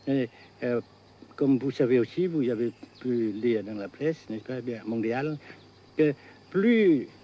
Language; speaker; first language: French; non-native, local second language; Vietnamese